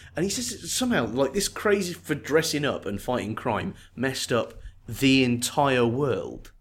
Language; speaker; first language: English; native; English